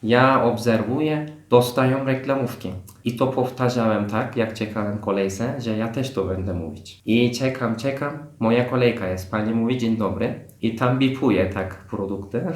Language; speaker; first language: Polish; non-native, fluent; Turkish